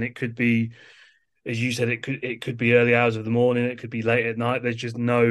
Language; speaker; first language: English; native; English